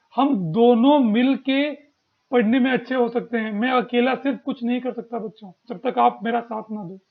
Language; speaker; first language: Hindi; non-native, local second language; Marathi